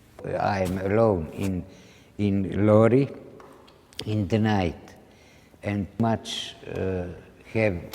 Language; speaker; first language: English; non-native, learner; Ladino